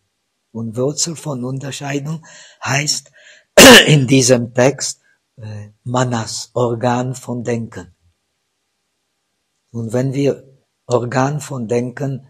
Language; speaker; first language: German; non-native, fluent; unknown